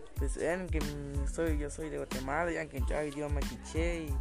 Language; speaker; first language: Spanish; non-native, local second language; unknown